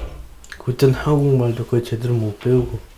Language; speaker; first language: Korean; early bilingual, other home language; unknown